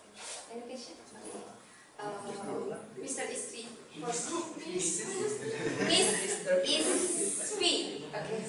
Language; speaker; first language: English; non-native, learner; Indonesian